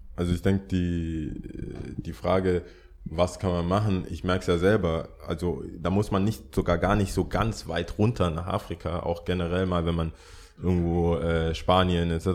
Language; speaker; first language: German; early bilingual, other home language; English